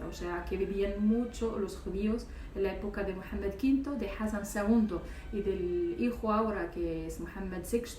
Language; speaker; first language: Spanish; non-native, local second language; Arabic